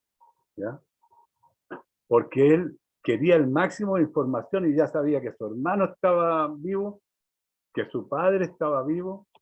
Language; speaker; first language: Spanish; native; Spanish